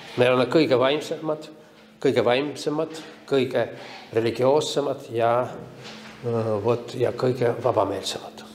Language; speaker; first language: Estonian; non-native, local second language; Russian